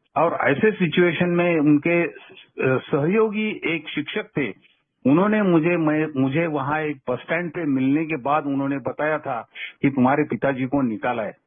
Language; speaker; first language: Hindi; non-native, local second language; Kannada